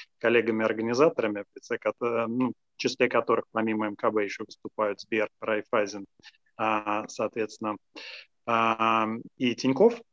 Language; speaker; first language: Russian; native; Russian